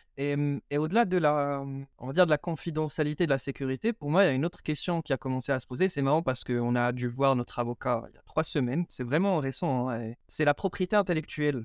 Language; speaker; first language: French; non-native, local second language; Arabic